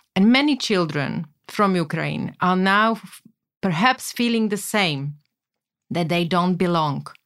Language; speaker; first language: English; non-native, fluent; Slovak